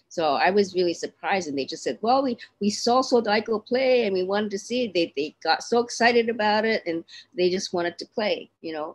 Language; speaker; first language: English; native; English